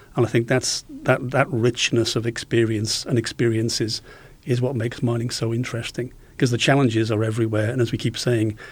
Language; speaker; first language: English; native; English